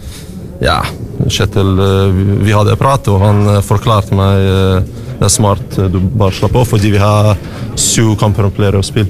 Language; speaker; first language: Norwegian; non-native, learner; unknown